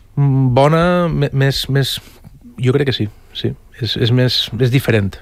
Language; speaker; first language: Catalan; native; Catalan